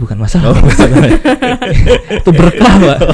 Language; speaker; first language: Indonesian; native; Indonesian